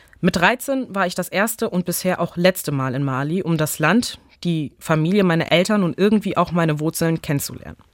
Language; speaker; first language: German; early bilingual, other home language; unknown